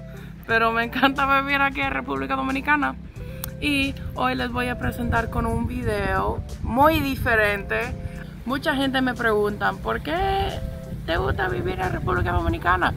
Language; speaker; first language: Spanish; non-native, fluent; English